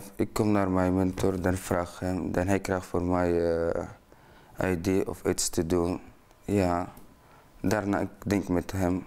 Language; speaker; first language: Dutch; non-native, learner; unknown